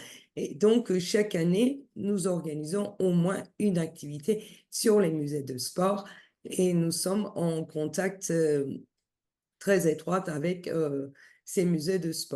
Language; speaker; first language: French; non-native, fluent; Turkish